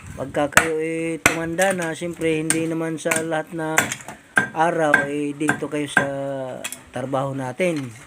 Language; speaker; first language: Filipino; native; Filipino